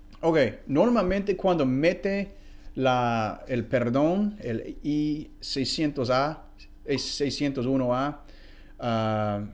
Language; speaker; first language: Spanish; non-native, fluent; English